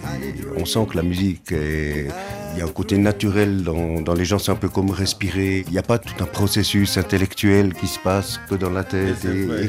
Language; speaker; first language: French; native; French